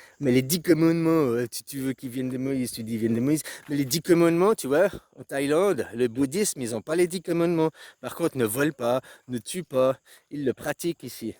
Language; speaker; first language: French; native; French